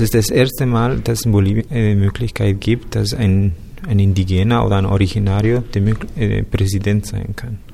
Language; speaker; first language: German; non-native, fluent; Spanish